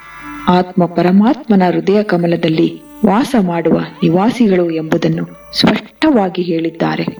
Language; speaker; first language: Kannada; native; Kannada